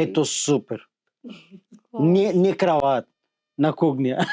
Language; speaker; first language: Russian; non-native, learner; Spanish